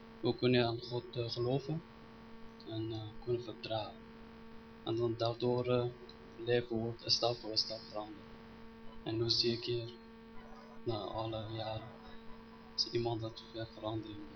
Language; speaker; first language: Dutch; non-native, learner; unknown